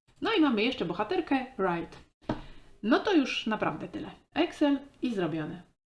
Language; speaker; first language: Polish; native; Polish